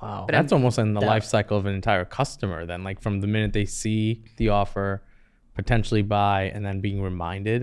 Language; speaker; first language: English; native; English